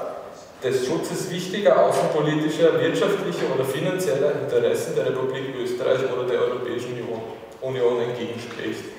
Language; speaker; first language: German; native; German